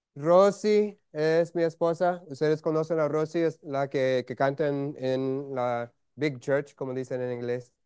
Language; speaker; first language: Spanish; non-native, fluent; English